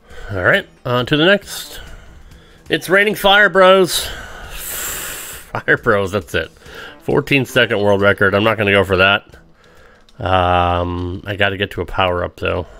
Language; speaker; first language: English; native; English